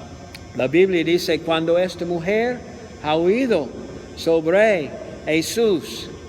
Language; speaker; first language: Spanish; non-native, learner; English